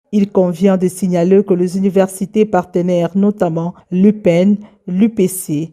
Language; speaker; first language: French; native; French